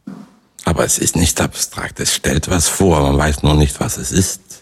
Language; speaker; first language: German; non-native, fluent; Swedish